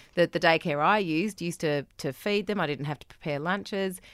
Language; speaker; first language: English; native; English